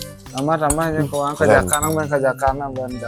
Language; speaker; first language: Indonesian; non-native, local second language; Balinese